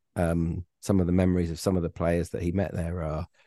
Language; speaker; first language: English; native; English